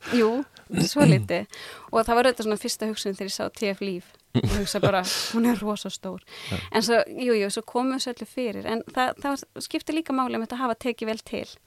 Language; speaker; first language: Icelandic; native; Icelandic